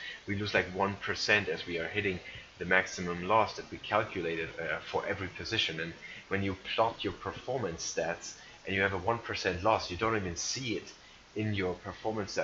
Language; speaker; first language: English; non-native, fluent; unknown